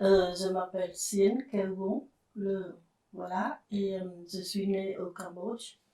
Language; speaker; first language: French; non-native, fluent; Khmer